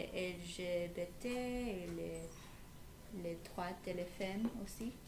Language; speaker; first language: French; non-native, learner; English